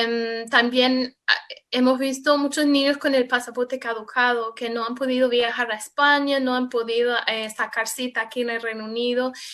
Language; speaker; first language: Spanish; non-native, fluent; English